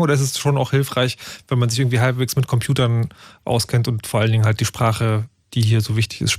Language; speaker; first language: German; native; German